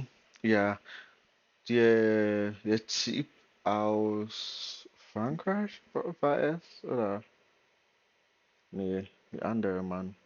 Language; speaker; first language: German; non-native, learner; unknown